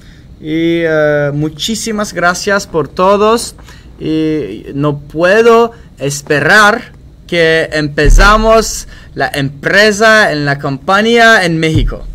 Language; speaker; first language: Spanish; non-native, learner; Turkish